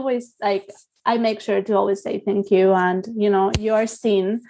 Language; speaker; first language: English; non-native, fluent; Spanish